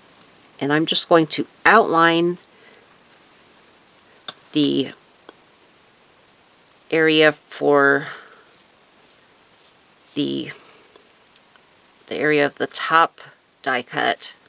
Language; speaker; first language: English; native; English